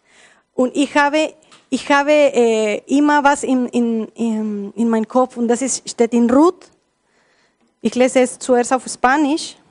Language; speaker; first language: German; non-native, learner; Spanish